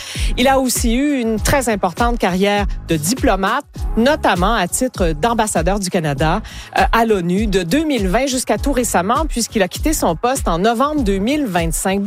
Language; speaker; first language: French; native; French